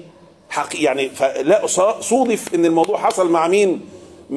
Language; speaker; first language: Arabic; native; Arabic